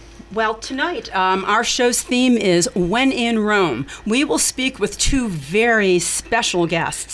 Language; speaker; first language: English; native; English